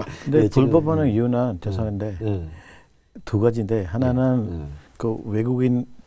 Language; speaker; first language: Korean; non-native, learner; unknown